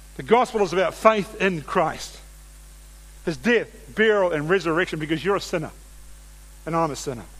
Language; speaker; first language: English; native; English